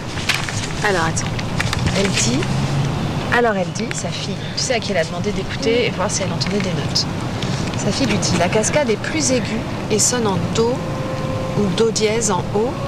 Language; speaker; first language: French; native; French